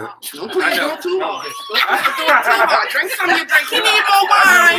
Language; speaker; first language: English; native; English